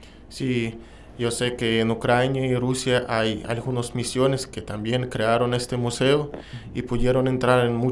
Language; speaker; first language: Spanish; non-native, learner; Russian